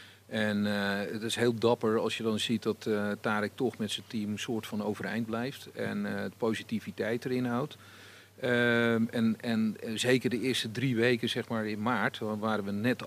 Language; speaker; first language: Dutch; native; Dutch